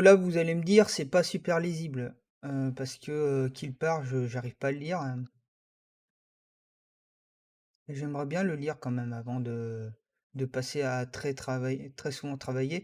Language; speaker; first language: French; native; French